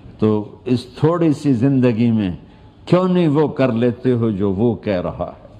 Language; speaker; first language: Urdu; non-native, local second language; Punjabi